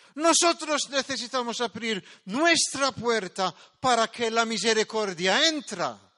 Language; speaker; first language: Spanish; non-native, fluent; Maltese